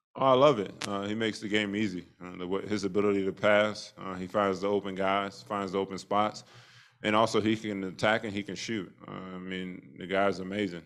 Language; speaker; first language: English; native; English